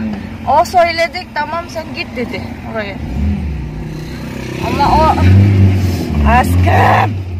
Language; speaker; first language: Turkish; non-native, learner; Indonesian